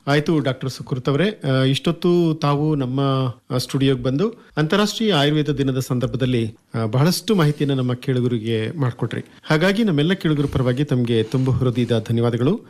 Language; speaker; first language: Kannada; native; Kannada